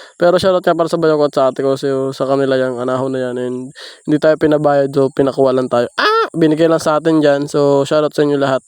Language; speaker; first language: Filipino; non-native, local second language; Masbatenyo